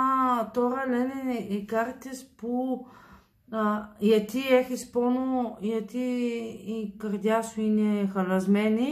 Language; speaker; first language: Greek; non-native, learner; Bulgarian